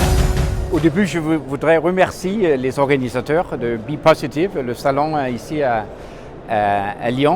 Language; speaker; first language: French; non-native, fluent; Danish